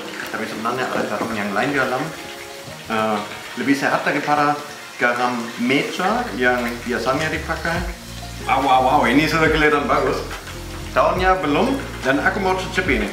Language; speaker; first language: Indonesian; non-native, fluent; German